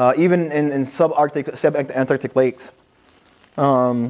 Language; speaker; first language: English; native; English